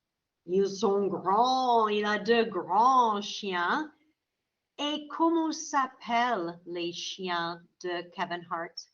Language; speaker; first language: French; non-native, fluent; English